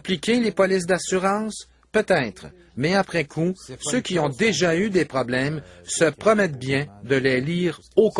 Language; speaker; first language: French; native; French